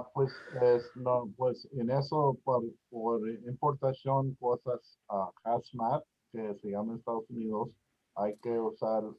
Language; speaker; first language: Spanish; non-native, learner; English